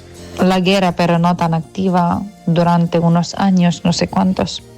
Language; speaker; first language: Spanish; non-native, fluent; Ukrainian